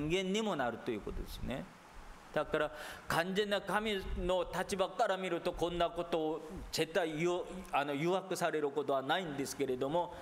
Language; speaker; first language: Japanese; non-native, fluent; Korean